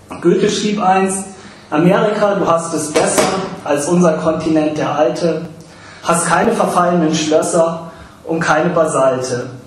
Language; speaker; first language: German; early bilingual, other home language; English